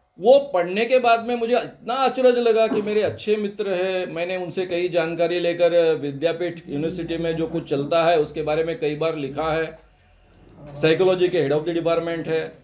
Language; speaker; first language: Hindi; non-native, local second language; Marathi